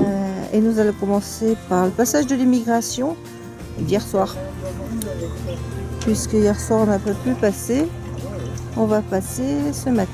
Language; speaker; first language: French; native; French